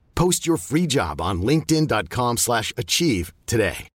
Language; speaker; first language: English; native; English